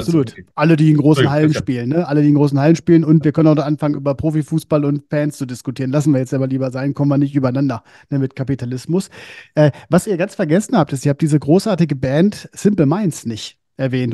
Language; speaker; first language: German; native; German